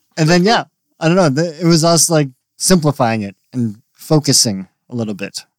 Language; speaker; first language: English; native; English